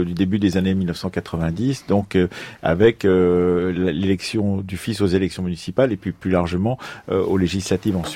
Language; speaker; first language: French; native; French